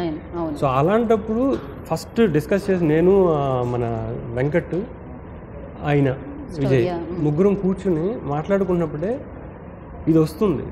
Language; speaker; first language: Telugu; native; Telugu